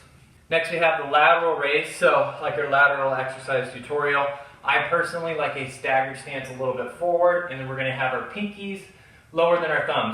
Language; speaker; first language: English; native; English